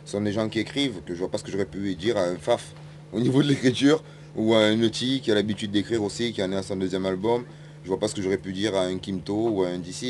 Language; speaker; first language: French; native; French